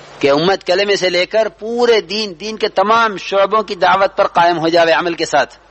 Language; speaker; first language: Urdu; native; Urdu